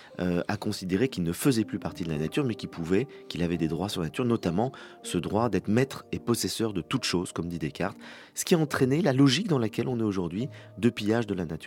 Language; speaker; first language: French; native; French